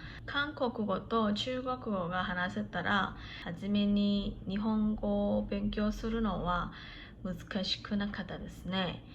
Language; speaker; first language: Japanese; non-native, fluent; Korean